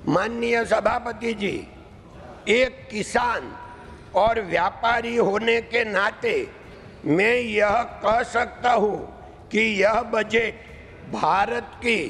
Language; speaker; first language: Hindi; non-native, local second language; Gujarati